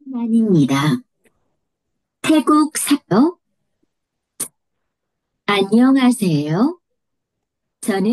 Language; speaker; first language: Korean; non-native, learner; Nepali